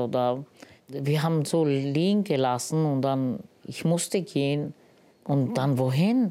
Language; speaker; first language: German; non-native, learner; Romany